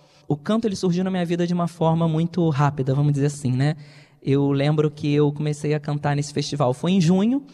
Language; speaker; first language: Portuguese; native; Portuguese